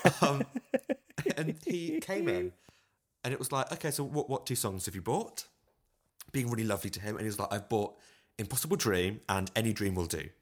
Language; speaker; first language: English; native; English